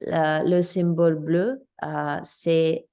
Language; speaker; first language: French; non-native, learner; English